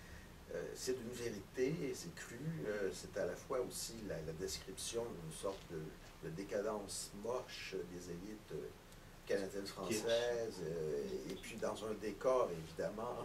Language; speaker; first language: French; native; French